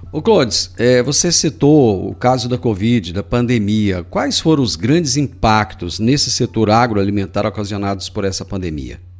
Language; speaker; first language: Portuguese; native; Portuguese